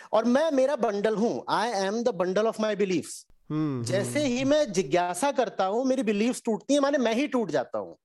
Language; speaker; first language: Hindi; native; Hindi